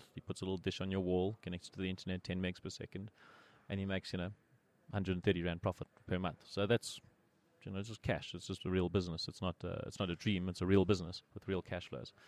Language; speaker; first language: English; native; English